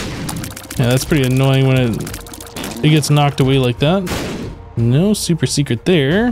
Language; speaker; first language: English; native; English